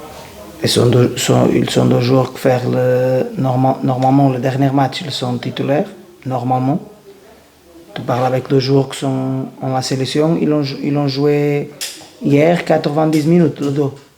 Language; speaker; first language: French; non-native, learner; Portuguese